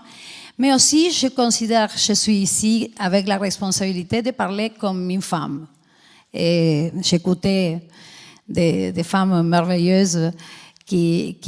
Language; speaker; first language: French; non-native, fluent; Spanish